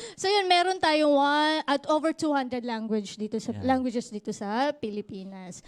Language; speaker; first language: Filipino; non-native, local second language; Cebuano